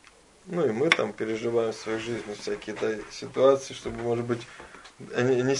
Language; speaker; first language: Russian; native; Russian